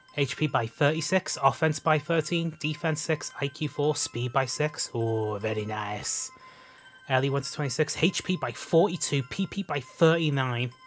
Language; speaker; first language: English; native; English